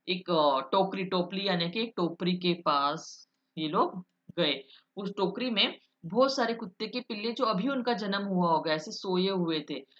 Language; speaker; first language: Hindi; non-native, local second language; Marathi